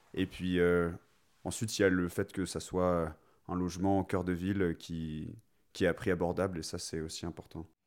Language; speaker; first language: French; native; French